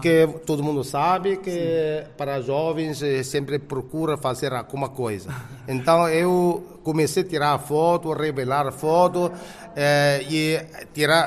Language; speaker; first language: Portuguese; non-native, fluent; Chinese